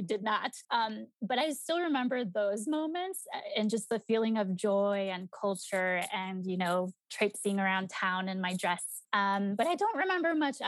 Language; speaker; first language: English; early bilingual, other home language; Spanish